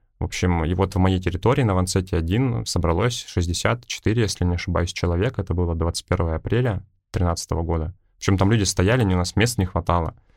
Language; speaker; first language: Russian; native; Russian